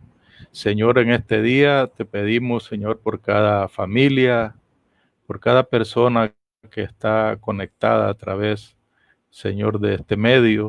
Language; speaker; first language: Spanish; native; Spanish